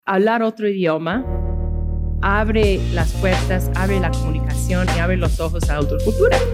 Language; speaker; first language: Spanish; non-native, fluent; English